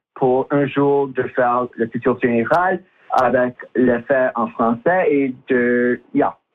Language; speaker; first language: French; non-native, local second language; English